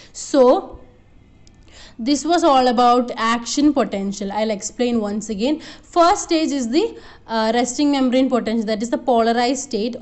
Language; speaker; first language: English; non-native, local second language; Malayalam